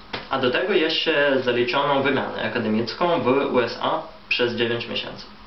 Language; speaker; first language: Polish; non-native, fluent; Ukrainian